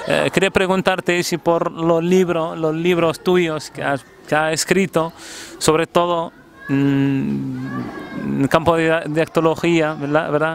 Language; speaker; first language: Spanish; non-native, fluent; Arabic